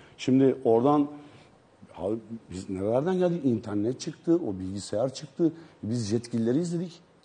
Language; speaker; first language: Turkish; native; Turkish